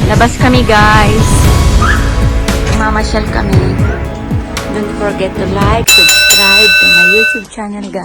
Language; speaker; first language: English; non-native, local second language; Filipino